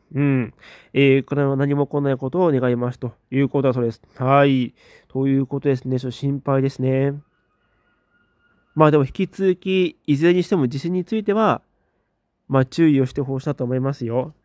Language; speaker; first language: Japanese; native; Japanese